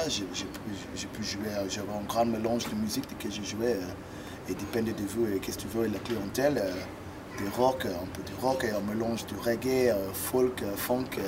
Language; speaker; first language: French; non-native, learner; English